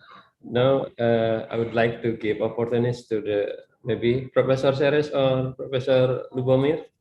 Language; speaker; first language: English; non-native, learner; Indonesian